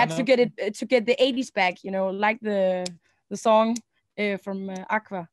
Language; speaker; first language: English; non-native, learner; Danish